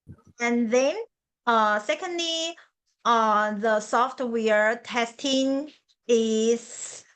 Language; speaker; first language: English; non-native, learner; Chinese